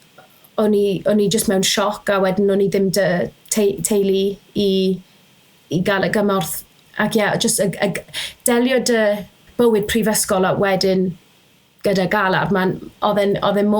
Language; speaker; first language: Welsh; native; Welsh